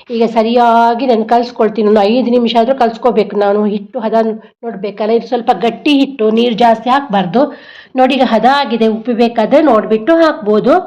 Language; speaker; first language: Kannada; non-native, local second language; Konkani